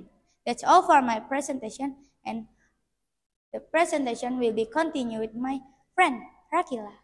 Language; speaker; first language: English; non-native, learner; Indonesian